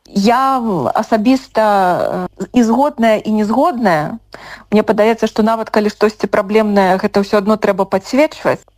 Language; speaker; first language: Belarusian; native; Belarusian